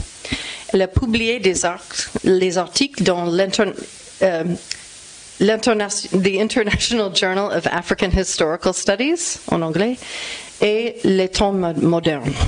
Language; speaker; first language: French; non-native, fluent; English